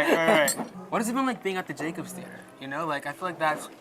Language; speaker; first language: English; native; English